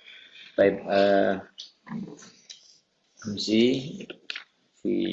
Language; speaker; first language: Arabic; non-native, fluent; Indonesian